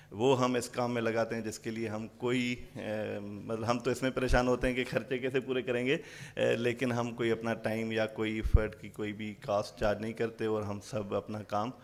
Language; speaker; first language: Urdu; non-native, local second language; Sindhi